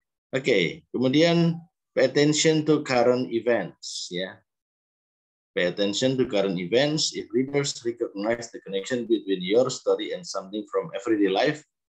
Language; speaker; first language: English; non-native, fluent; Indonesian